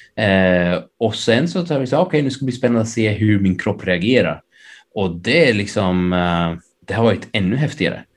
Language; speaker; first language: Swedish; early bilingual, other home language; Spanish